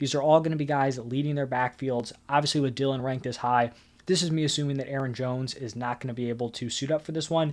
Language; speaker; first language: English; native; English